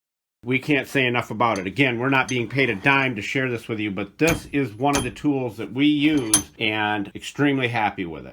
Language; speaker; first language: English; native; English